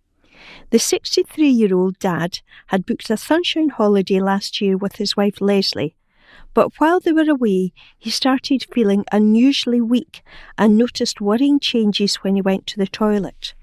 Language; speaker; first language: English; native; English